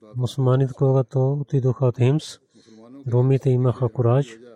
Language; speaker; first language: Bulgarian; non-native, learner; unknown